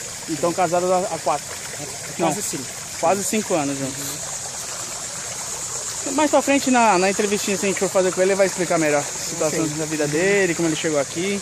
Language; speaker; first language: Portuguese; native; Portuguese